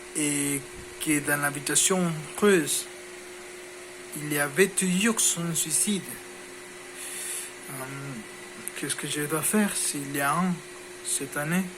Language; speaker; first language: French; non-native, learner; Spanish